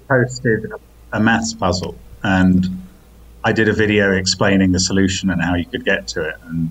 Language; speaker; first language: English; native; English